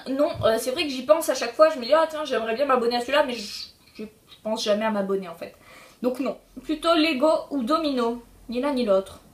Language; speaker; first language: French; early bilingual, other home language; Polish